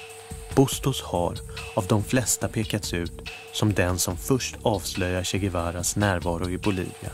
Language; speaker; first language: Swedish; native; Swedish